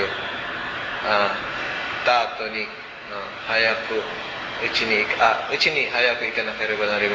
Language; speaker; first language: Japanese; non-native, learner; Cebuano